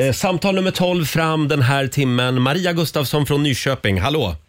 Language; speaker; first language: Swedish; native; Swedish